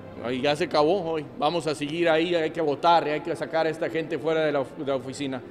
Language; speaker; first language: Spanish; early bilingual, other home language; English